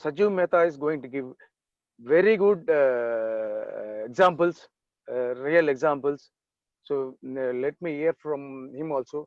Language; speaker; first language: English; non-native, local second language; Tamil